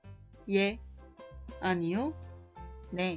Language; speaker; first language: Korean; non-native, fluent; Spanish